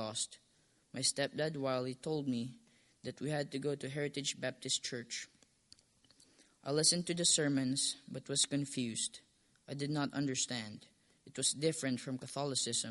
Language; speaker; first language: English; non-native, local second language; Filipino